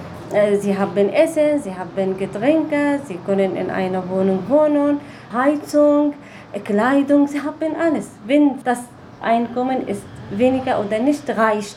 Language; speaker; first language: German; non-native, learner; Arabic